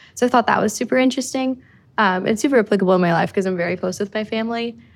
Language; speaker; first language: English; early bilingual, other home language; Spanish